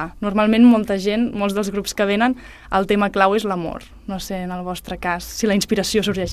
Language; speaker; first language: Catalan; native; Catalan